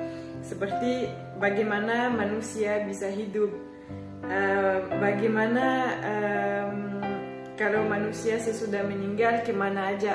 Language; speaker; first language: Indonesian; non-native, fluent; French